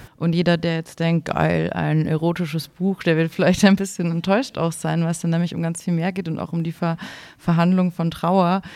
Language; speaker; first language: German; native; German